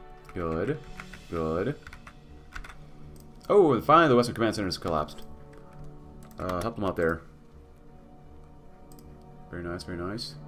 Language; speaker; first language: English; native; English